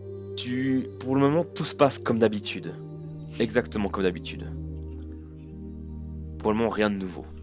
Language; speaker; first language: French; native; French